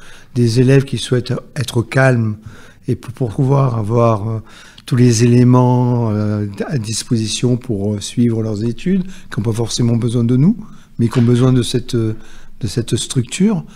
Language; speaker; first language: French; native; French